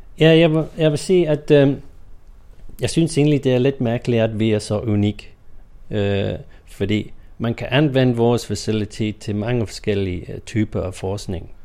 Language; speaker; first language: Danish; non-native, fluent; English